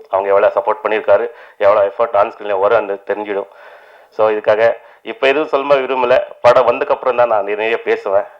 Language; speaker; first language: Tamil; non-native, fluent; Kannada